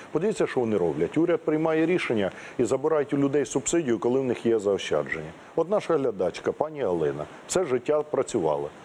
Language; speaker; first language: Ukrainian; native; Ukrainian